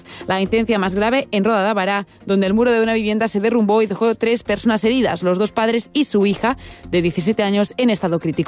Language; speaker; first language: Spanish; native; Spanish